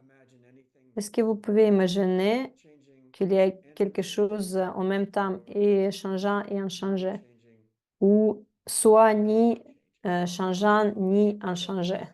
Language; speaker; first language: French; non-native, fluent; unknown